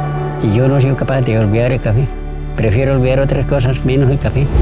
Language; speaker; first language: Spanish; native; Spanish